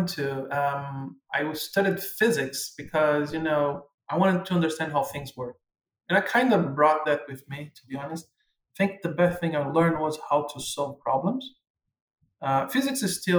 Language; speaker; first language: English; non-native, fluent; Portuguese